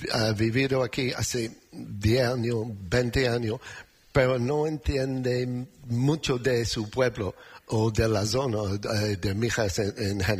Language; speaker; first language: Spanish; non-native, learner; English